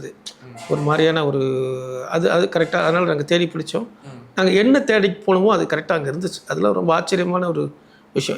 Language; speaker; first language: Tamil; native; Tamil